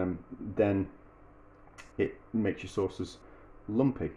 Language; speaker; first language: English; native; English